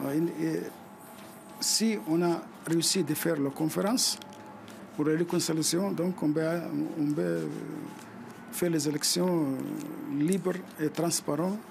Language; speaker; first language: French; non-native, fluent; Arabic